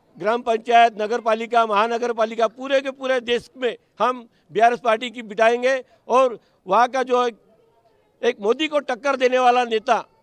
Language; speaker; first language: Hindi; non-native, local second language; Marathi